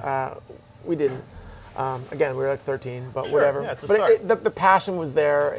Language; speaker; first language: English; native; English